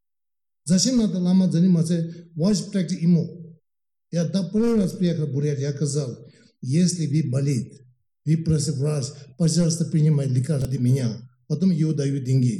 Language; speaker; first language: Russian; non-native, learner; Tibetan